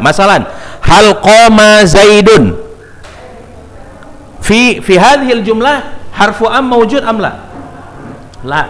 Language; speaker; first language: Arabic; non-native, fluent; Indonesian